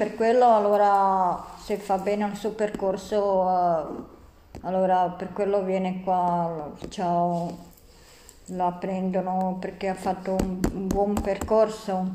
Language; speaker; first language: Italian; non-native, learner; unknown